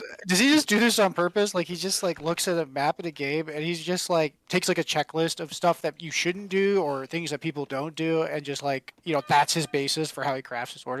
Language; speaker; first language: English; native; English